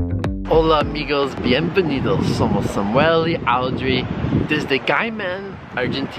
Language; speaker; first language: Spanish; non-native, learner; English